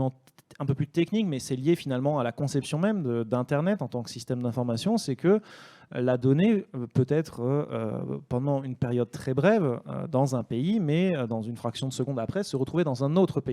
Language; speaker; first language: French; native; French